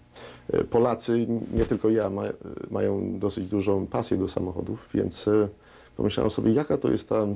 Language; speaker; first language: Polish; early bilingual, heritage; Polish